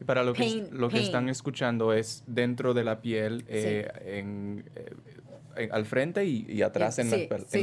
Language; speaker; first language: Spanish; early bilingual, heritage; Spanish